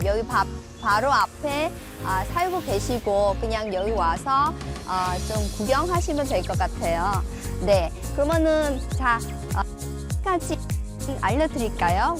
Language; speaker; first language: Korean; non-native, fluent; Vietnamese